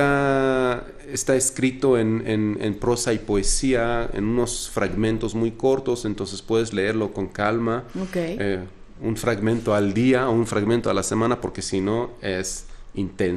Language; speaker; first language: Spanish; non-native, fluent; Arabic